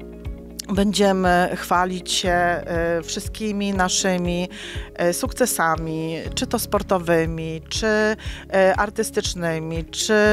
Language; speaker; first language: Polish; native; Polish